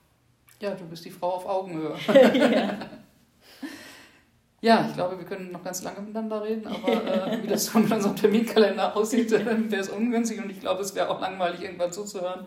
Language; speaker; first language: German; native; German